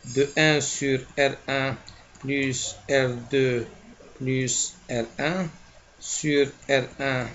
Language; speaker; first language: French; non-native, local second language; Arabic